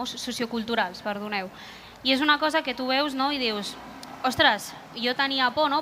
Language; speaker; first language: Catalan; early bilingual, other home language; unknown